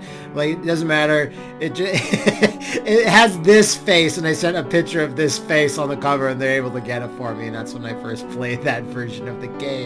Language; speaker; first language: English; native; English